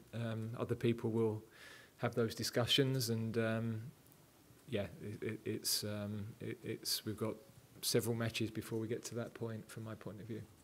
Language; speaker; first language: English; native; English